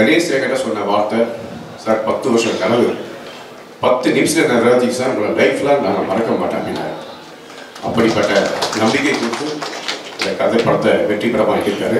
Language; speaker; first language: Tamil; native; Tamil